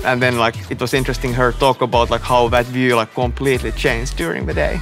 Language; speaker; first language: English; non-native, fluent; Finnish